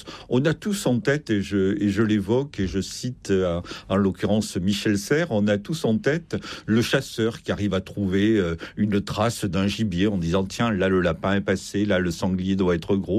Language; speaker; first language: French; native; French